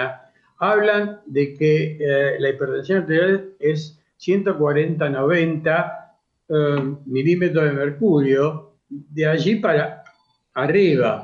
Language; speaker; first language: Spanish; native; Spanish